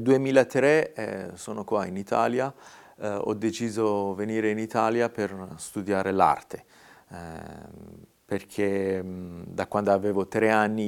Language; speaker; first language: Italian; non-native, fluent; Persian